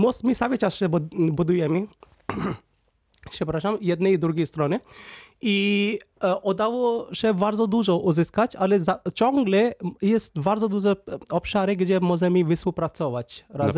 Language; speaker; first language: Polish; non-native, fluent; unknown